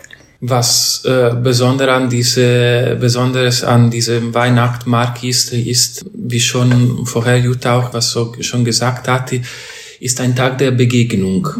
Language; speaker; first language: German; non-native, fluent; Italian